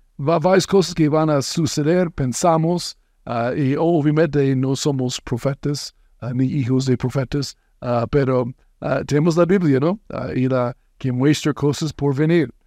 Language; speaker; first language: Spanish; non-native, fluent; English